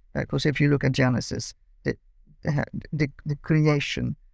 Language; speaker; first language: English; non-native, fluent; Dutch